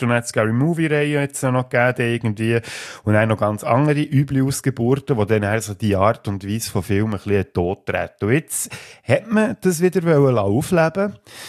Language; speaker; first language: German; native; German